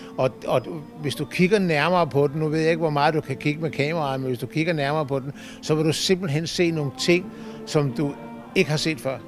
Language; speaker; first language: Danish; native; Danish